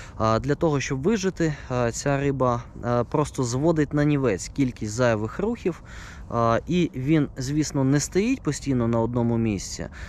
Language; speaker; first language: Ukrainian; non-native, local second language; Russian